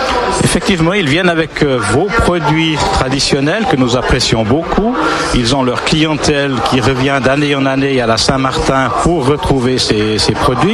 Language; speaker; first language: French; native; French